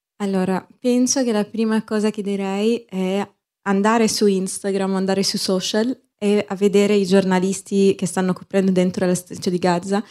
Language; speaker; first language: Italian; non-native, fluent; Arabic